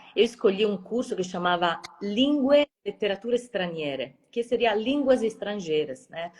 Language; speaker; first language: Portuguese; non-native, fluent; Italian